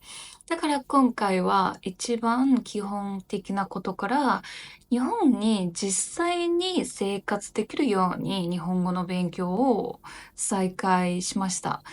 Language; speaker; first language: Japanese; non-native, learner; Chinese